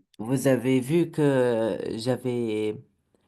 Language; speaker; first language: French; non-native, learner; Romanian